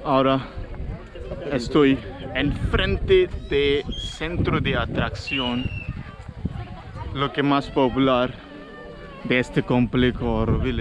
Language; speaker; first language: Spanish; non-native, fluent; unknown